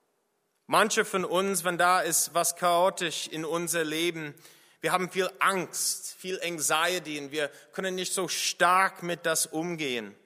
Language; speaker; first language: German; non-native, fluent; English